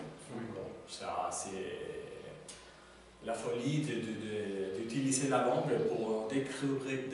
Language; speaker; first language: French; non-native, learner; Spanish